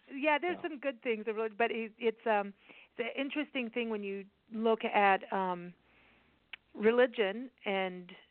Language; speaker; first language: English; native; English